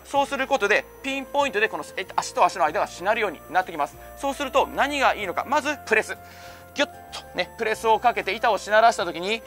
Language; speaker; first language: Japanese; native; Japanese